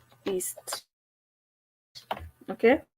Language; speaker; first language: German; non-native, learner; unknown